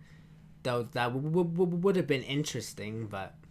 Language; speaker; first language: English; native; English